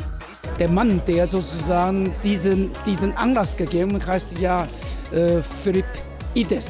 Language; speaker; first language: German; non-native, fluent; Chinese